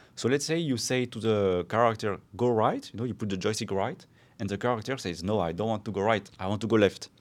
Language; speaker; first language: English; non-native, fluent; French